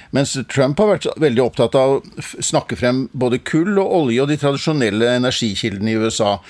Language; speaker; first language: Norwegian; native; Norwegian